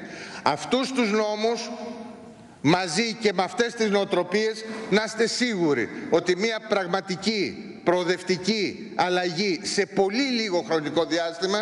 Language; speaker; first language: Greek; native; Greek